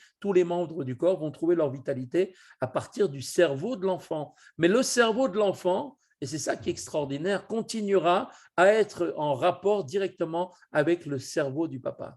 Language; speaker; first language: French; native; French